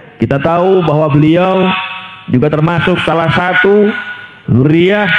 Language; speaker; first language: Indonesian; native; Indonesian